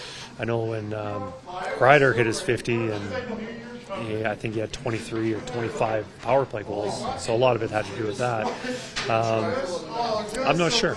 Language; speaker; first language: English; native; English